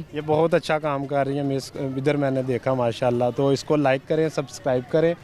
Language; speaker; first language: Urdu; native; Urdu